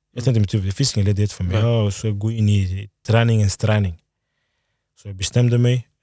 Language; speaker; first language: Swedish; early bilingual, other home language; Lingala